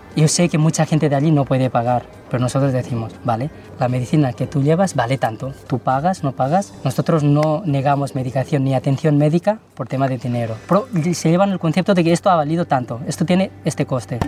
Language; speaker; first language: Spanish; early bilingual, other home language; Nepali